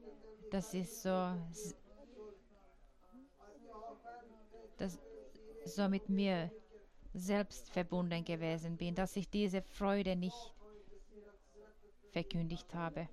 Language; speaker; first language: German; non-native, fluent; Finnish